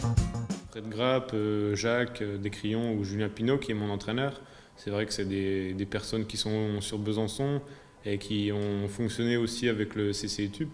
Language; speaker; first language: French; native; French